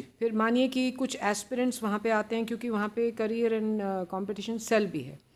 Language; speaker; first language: Hindi; native; Hindi